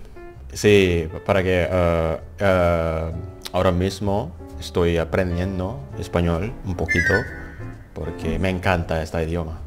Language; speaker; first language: Spanish; non-native, learner; Indonesian